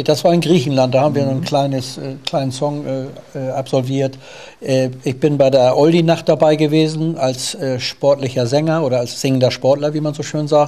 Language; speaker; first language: German; native; German